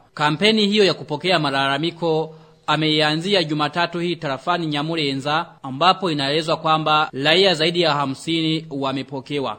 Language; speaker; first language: Swahili; non-native, local second language; Rundi